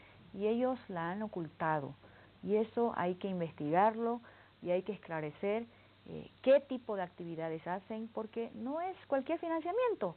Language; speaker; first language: Spanish; native; Spanish